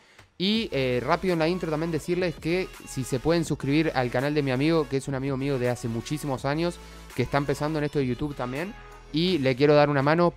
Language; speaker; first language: Spanish; native; Spanish